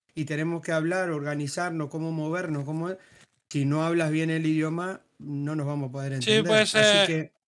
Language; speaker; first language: Spanish; native; Spanish